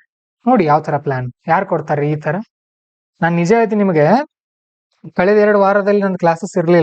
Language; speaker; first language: Kannada; native; Kannada